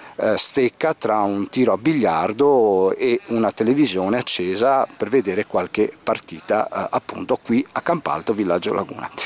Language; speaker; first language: Italian; native; Italian